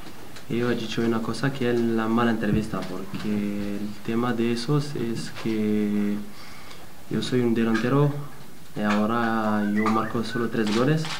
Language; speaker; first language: Spanish; non-native, learner; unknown